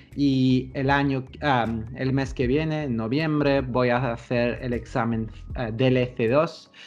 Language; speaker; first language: Spanish; non-native, fluent; English